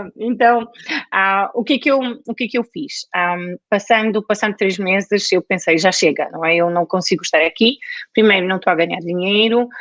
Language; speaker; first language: Portuguese; non-native, fluent; Polish